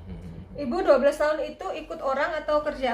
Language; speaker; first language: Indonesian; native; Indonesian